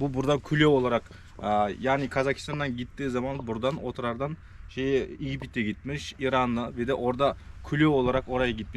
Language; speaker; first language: Turkish; non-native, learner; Kazakh